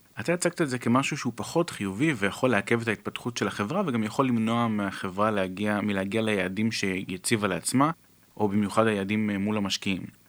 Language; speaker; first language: Hebrew; native; Hebrew